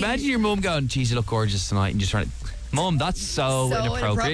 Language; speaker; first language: English; native; English